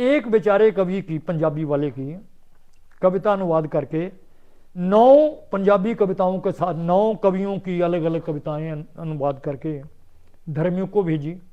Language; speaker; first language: Hindi; non-native, local second language; Punjabi